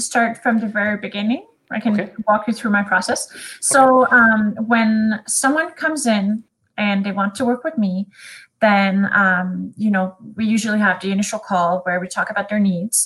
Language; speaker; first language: English; non-native, fluent; French